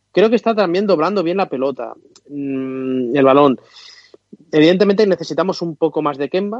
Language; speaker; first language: Spanish; native; Spanish